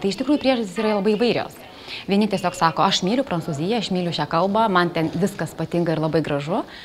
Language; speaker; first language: Lithuanian; native; Lithuanian